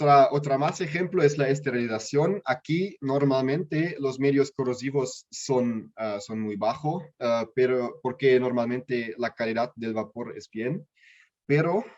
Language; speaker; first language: Spanish; non-native, learner; German